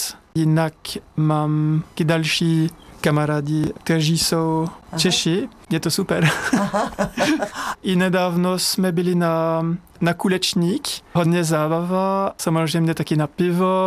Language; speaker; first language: Czech; non-native, fluent; French